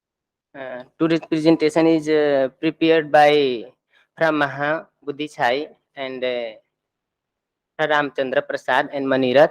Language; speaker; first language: English; non-native, fluent; Thai